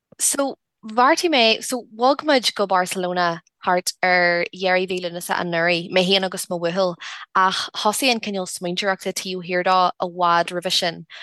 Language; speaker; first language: Irish; non-native, local second language; English